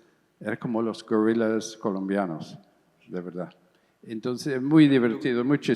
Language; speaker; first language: Spanish; early bilingual, heritage; English